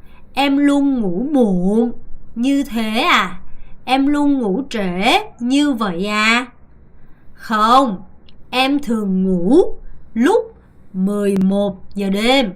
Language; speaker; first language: Vietnamese; non-native, fluent; Korean